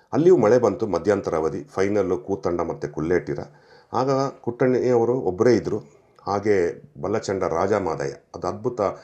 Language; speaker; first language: Kannada; non-native, local second language; Kodava